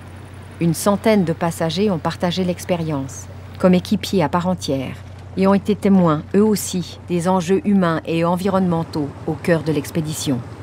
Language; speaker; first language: French; native; French